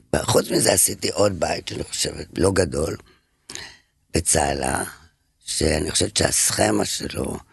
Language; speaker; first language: Hebrew; non-native, fluent; French